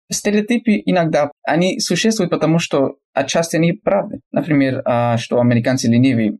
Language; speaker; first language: Russian; non-native, fluent; English